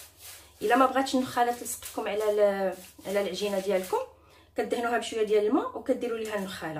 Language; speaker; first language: Arabic; native; Arabic